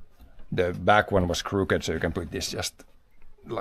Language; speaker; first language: English; non-native, fluent; Swedish